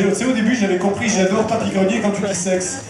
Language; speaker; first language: French; native; French